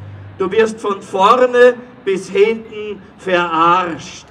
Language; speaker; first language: German; native; German